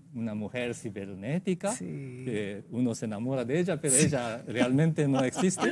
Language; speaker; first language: Spanish; non-native, fluent; Japanese